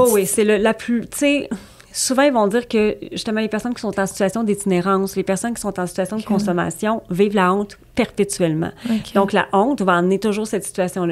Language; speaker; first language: French; native; French